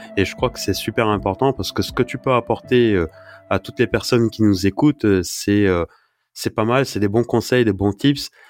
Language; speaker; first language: French; early bilingual, other home language; Arabic